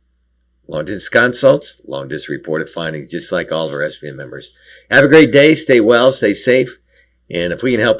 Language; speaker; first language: English; native; English